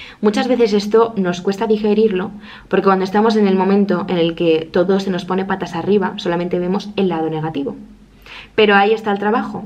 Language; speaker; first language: Spanish; native; Spanish